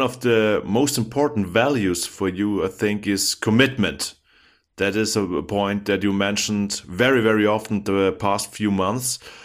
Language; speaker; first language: English; non-native, fluent; German